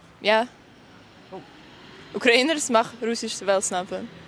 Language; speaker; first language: Dutch; non-native, learner; Ukrainian